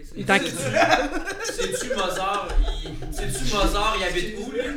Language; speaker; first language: French; native; French